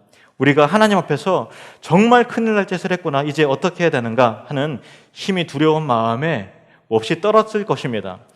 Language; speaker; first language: Korean; native; Korean